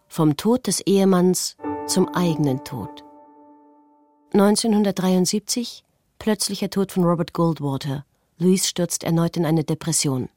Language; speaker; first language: German; native; German